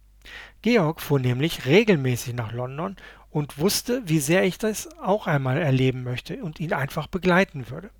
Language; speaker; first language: German; native; German